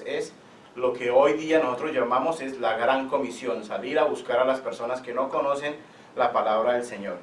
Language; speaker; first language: Spanish; native; Spanish